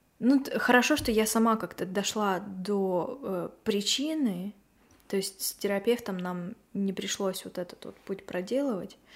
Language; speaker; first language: Russian; native; Russian